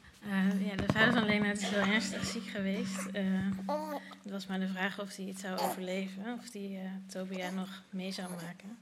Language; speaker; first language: Dutch; non-native, learner; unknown